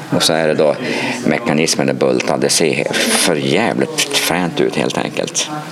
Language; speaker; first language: Swedish; native; Swedish